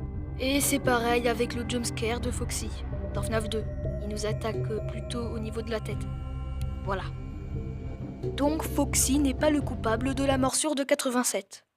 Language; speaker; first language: French; native; French